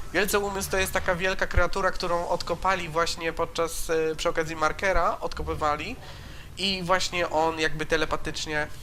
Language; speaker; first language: Polish; native; Polish